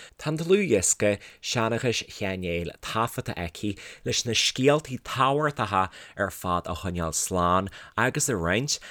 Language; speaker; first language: Irish; native; Irish